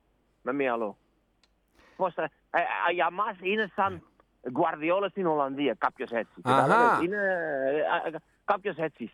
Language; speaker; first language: Greek; non-native, learner; Dutch